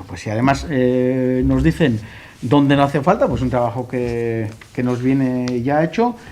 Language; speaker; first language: Spanish; non-native, local second language; Basque